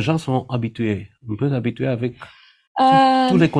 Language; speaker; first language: French; non-native, fluent; Romanian